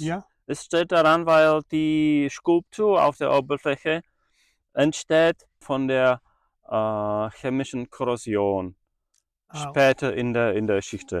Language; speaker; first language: German; non-native, fluent; Czech